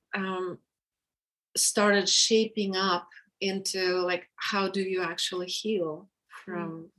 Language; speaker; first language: English; non-native, fluent; Russian